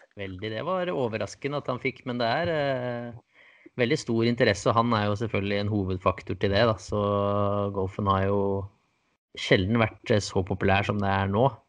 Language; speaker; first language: Norwegian; native; Norwegian